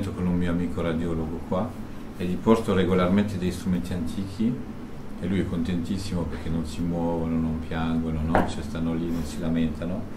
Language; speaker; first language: Italian; early bilingual, heritage; French